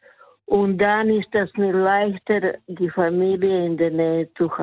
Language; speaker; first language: German; non-native, learner; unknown